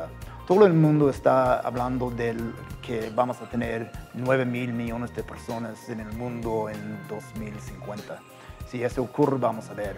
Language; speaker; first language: Spanish; non-native, fluent; English